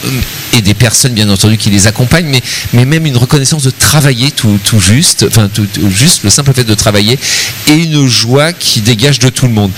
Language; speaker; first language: French; native; French